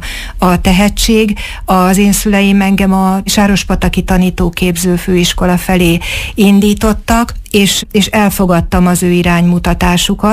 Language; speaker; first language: Hungarian; native; Hungarian